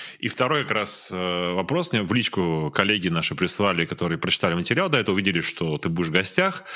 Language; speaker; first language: Russian; native; Russian